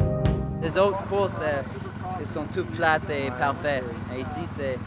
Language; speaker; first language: French; non-native, local second language; English